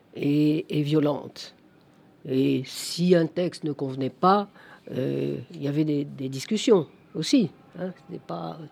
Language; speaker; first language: French; native; French